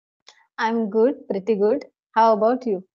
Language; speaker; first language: English; non-native, learner; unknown